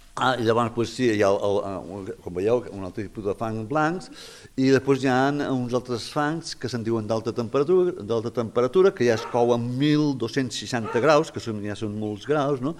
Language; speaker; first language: Catalan; native; Catalan